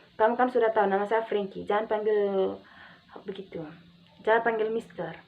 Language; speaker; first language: Indonesian; non-native, local second language; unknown